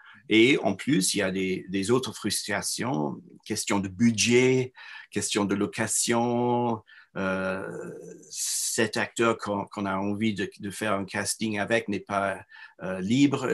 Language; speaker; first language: French; non-native, fluent; English